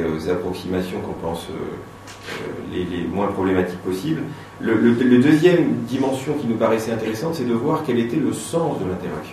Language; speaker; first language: French; native; French